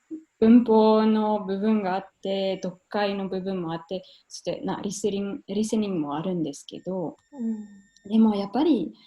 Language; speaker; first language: Japanese; non-native, fluent; German